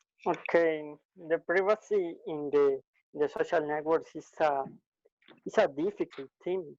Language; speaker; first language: English; non-native, learner; Spanish